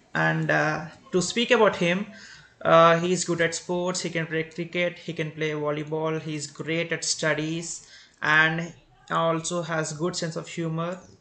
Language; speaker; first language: English; non-native, local second language; Telugu